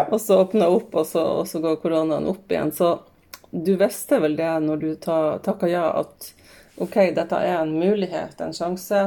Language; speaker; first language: Norwegian; native; Norwegian